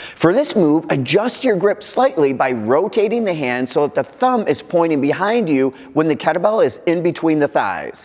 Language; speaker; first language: English; native; English